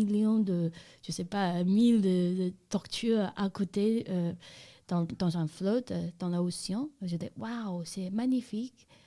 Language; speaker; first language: French; non-native, learner; Chinese